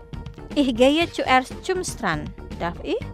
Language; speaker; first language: German; non-native, fluent; Indonesian